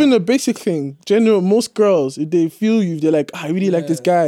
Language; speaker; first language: English; native; English